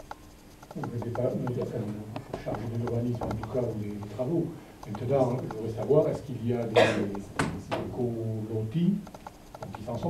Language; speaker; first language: French; native; French